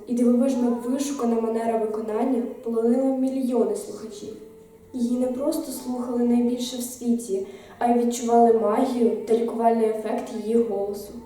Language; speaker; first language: Ukrainian; native; Ukrainian